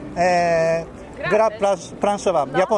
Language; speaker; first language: Polish; non-native, learner; Japanese